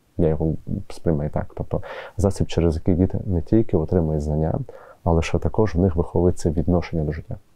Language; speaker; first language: Ukrainian; native; Ukrainian